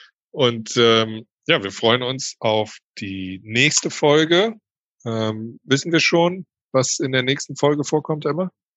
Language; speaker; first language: German; early bilingual, heritage; German